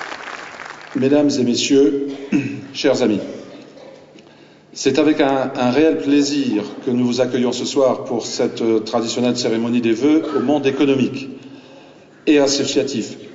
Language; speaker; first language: French; native; French